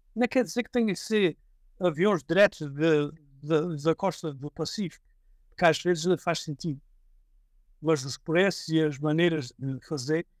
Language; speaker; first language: Portuguese; native; Portuguese